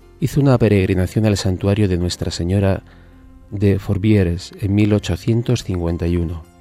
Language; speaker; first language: Spanish; native; Spanish